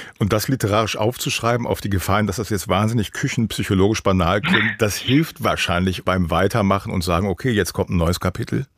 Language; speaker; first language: German; native; German